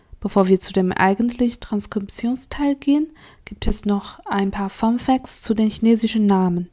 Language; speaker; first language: German; non-native, fluent; Chinese